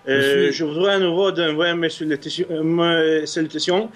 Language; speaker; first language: French; non-native, fluent; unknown